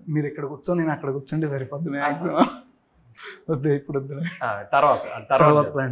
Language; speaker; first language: Telugu; native; Telugu